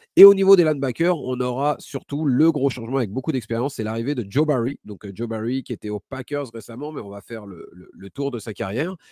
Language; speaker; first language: French; native; French